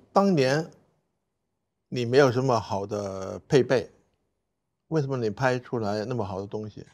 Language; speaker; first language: Chinese; non-native, fluent; Cantonese